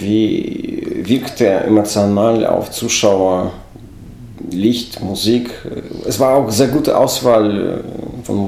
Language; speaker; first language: German; non-native, fluent; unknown